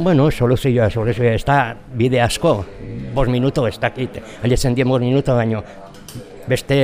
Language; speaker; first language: Basque; non-native, local second language; Spanish